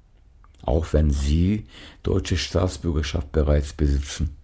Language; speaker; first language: German; early bilingual, other home language; Turkish